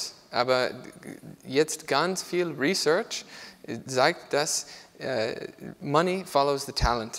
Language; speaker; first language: German; non-native, learner; English